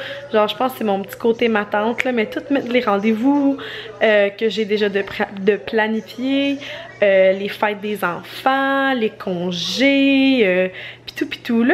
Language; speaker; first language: French; native; French